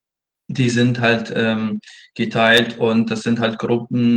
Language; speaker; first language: German; non-native, fluent; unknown